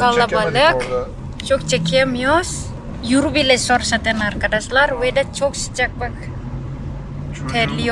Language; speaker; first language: Turkish; non-native, learner; Indonesian